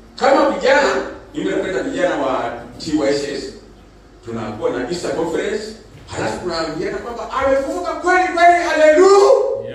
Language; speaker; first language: Swahili; native; Swahili